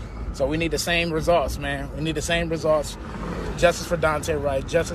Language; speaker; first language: English; native; English